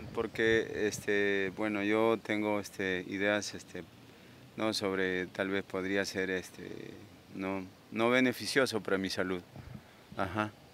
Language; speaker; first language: Spanish; native; Spanish